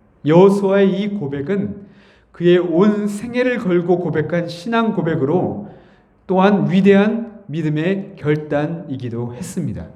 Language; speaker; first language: Korean; native; Korean